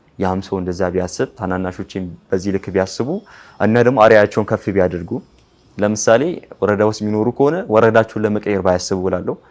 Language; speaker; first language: Amharic; non-native, local second language; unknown